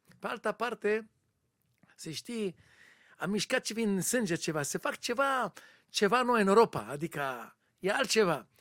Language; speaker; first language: Romanian; non-native, learner; Hebrew